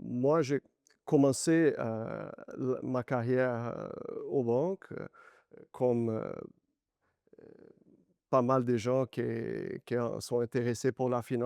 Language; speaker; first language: French; non-native, learner; Portuguese